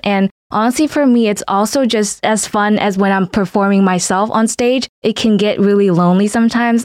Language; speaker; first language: English; non-native, fluent; Vietnamese